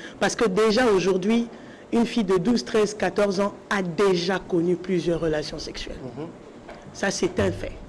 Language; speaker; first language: French; non-native, local second language; Lingala